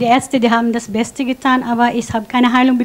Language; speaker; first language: German; non-native, fluent; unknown